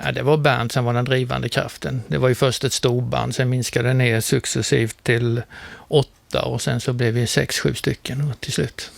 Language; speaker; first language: Swedish; native; Swedish